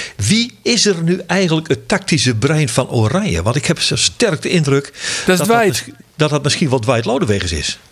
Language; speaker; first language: Dutch; non-native, local second language; Western Frisian